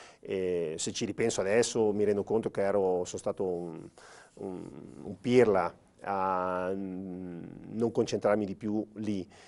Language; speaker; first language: Italian; native; Italian